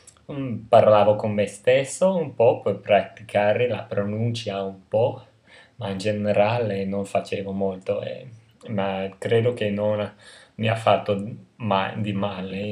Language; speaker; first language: Italian; non-native, fluent; English